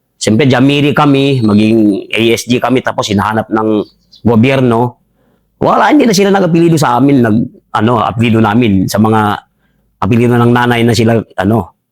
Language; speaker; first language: Filipino; non-native, local second language; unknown